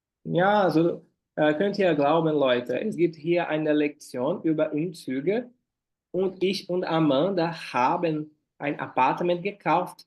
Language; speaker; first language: German; non-native, fluent; Portuguese